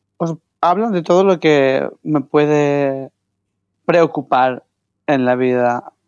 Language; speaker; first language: Spanish; non-native, fluent; Greek